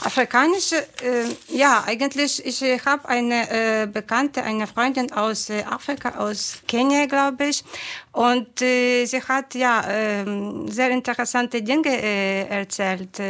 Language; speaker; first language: German; non-native, fluent; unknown